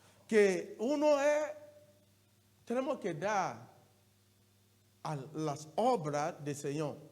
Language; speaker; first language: Spanish; non-native, learner; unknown